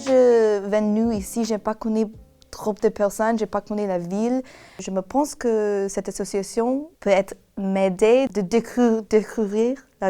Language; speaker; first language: French; non-native, learner; English